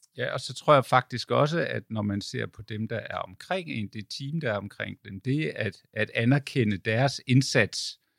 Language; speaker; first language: Danish; native; Danish